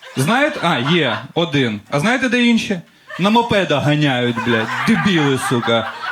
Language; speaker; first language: Ukrainian; non-native, local second language; Russian